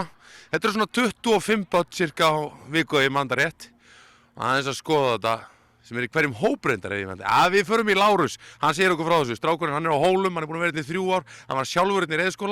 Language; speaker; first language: Icelandic; native; Icelandic